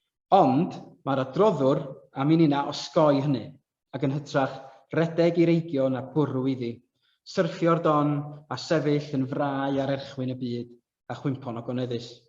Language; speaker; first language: Welsh; native; Welsh